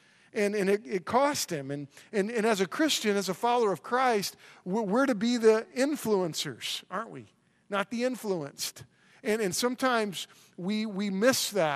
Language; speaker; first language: English; native; English